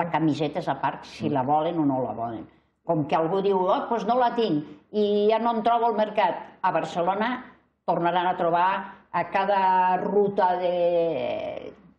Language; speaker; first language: Catalan; native; Catalan